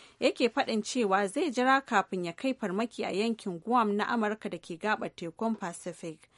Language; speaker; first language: Hausa; native; Hausa